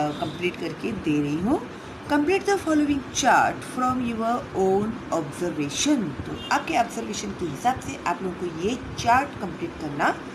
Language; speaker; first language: Hindi; non-native, local second language; Marathi